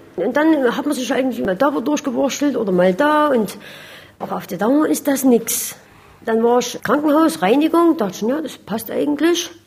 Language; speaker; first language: German; native; German